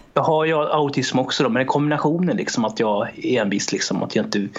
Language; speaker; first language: Swedish; early bilingual, other home language; Romanian